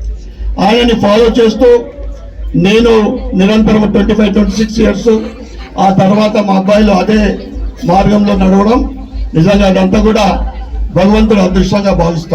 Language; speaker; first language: Telugu; native; Telugu